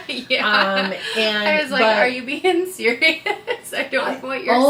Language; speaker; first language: English; native; English